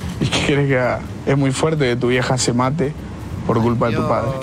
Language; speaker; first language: Spanish; native; Spanish